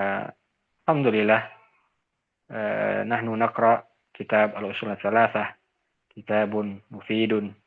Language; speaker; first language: Arabic; non-native, fluent; Indonesian